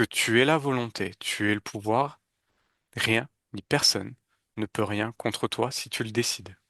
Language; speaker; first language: French; native; French